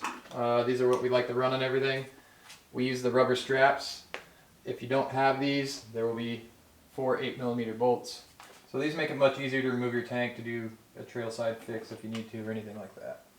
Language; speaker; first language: English; native; English